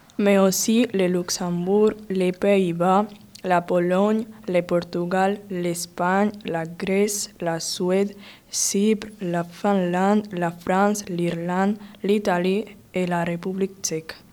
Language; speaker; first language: French; non-native, local second language; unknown